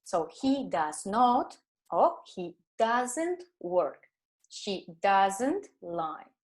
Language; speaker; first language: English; non-native, fluent; Spanish